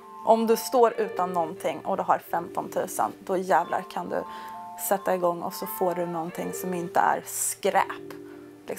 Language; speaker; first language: Swedish; native; Swedish